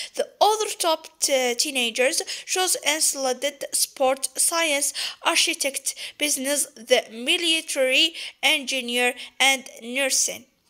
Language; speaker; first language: English; non-native, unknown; Arabic